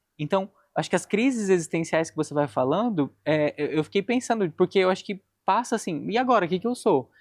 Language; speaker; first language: Portuguese; native; Portuguese